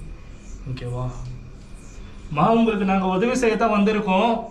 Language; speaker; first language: Tamil; native; Tamil